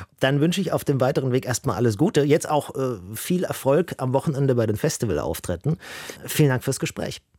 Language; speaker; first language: German; native; German